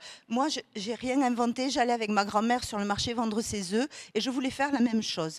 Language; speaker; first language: French; native; French